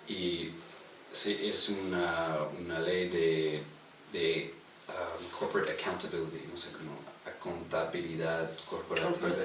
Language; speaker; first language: Spanish; non-native, fluent; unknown